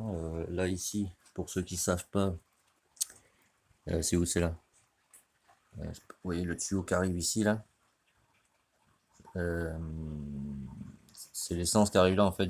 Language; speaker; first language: French; native; French